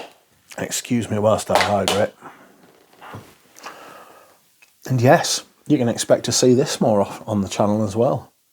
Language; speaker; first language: English; native; English